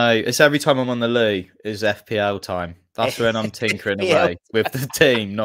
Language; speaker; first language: English; native; English